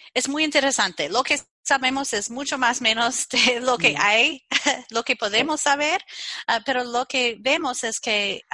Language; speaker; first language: Spanish; non-native, fluent; English